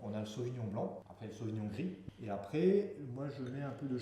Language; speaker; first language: French; native; French